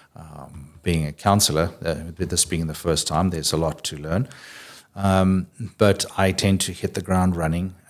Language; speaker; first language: English; native; English